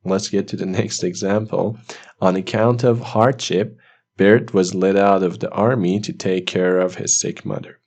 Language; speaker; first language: English; non-native, fluent; Persian